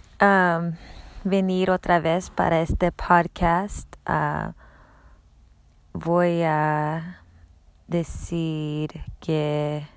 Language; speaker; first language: Spanish; non-native, learner; English